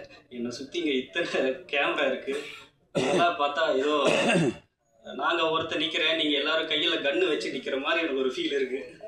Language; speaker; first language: Tamil; native; Tamil